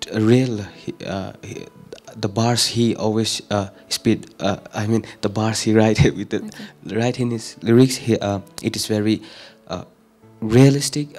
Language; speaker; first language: English; non-native, fluent; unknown